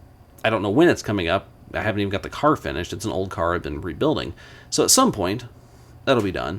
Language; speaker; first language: English; native; English